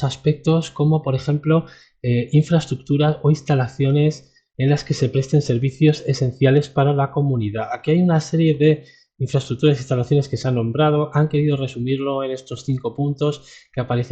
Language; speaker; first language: Spanish; native; Spanish